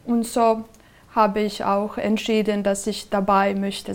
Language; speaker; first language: German; non-native, fluent; Serbian